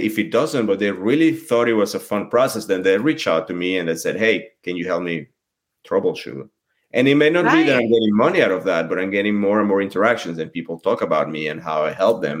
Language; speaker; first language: English; non-native, fluent; French